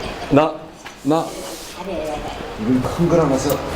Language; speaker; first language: Korean; native; Korean